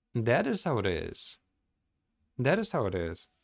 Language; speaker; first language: English; non-native, fluent; German